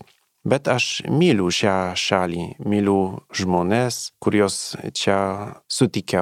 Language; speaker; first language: Lithuanian; non-native, learner; Polish